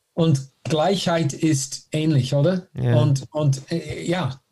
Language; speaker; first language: German; non-native, fluent; English